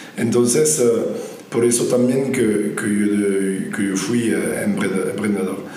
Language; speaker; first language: Spanish; non-native, learner; French